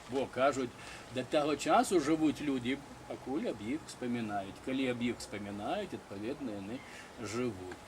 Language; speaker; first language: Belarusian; native; Belarusian